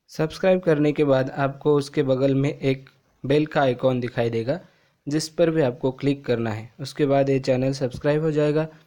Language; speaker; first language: Hindi; non-native, local second language; Marathi